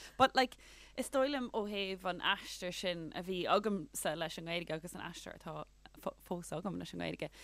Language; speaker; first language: Irish; non-native, local second language; English